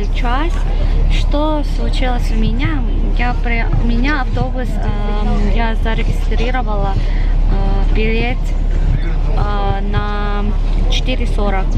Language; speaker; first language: Russian; non-native, learner; Korean